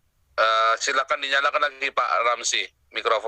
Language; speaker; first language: Indonesian; native; Indonesian